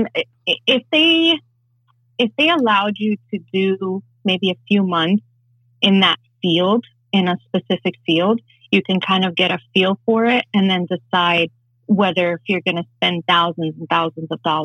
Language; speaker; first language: English; native; English